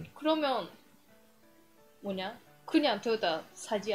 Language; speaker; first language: Korean; non-native, fluent; Japanese